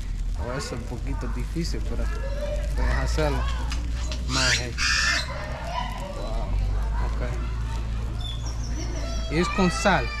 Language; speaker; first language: Spanish; non-native, fluent; English